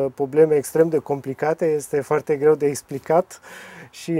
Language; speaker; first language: Romanian; native; Romanian